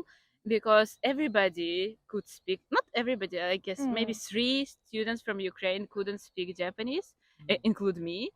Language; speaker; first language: English; non-native, fluent; Ukrainian